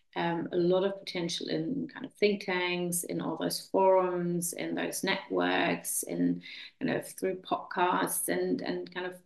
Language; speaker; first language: English; non-native, fluent; German